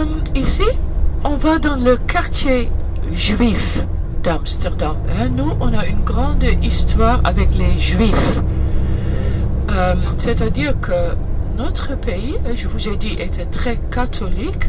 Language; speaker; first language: French; early bilingual, heritage; Dutch